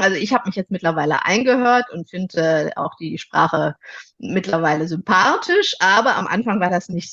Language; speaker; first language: German; native; German